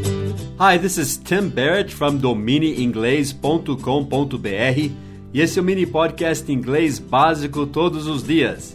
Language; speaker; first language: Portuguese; non-native, fluent; English